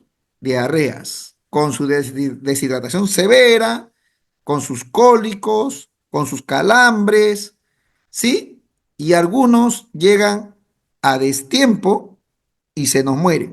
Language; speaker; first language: Spanish; native; Spanish